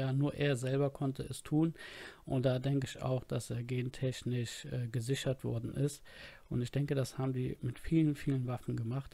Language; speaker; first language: German; native; German